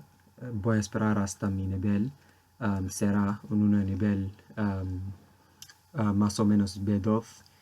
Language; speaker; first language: Spanish; non-native, learner; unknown